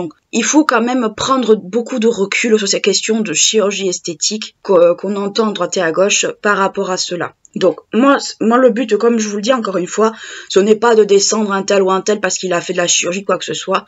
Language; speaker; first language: French; native; French